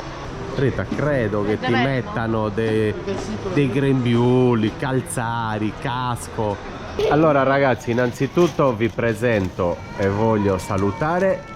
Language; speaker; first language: Italian; native; Italian